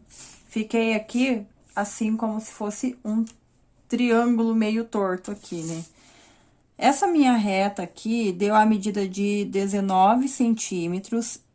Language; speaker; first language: Portuguese; native; Portuguese